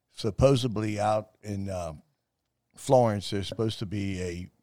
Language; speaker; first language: English; native; English